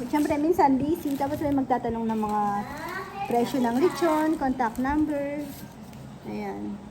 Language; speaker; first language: Filipino; native; Filipino